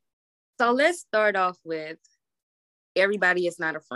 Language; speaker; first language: English; native; English